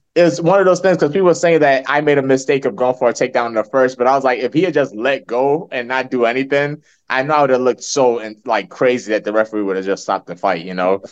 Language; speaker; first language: English; early bilingual, other home language; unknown